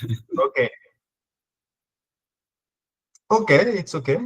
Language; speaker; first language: English; non-native, learner; French